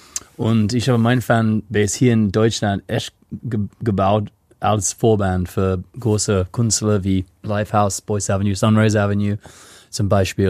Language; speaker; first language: German; non-native, fluent; English